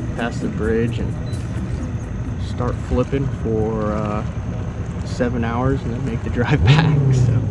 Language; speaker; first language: English; native; English